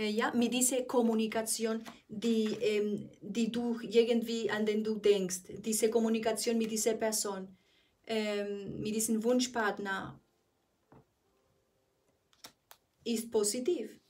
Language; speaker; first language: German; non-native, fluent; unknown